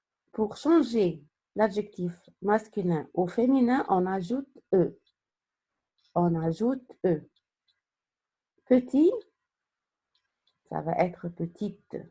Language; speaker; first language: French; non-native, fluent; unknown